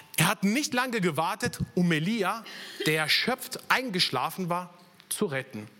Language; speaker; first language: German; non-native, fluent; Italian